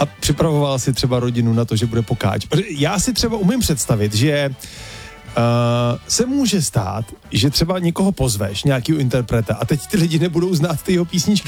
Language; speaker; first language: Czech; native; Czech